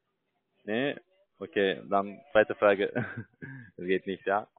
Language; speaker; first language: German; non-native, learner; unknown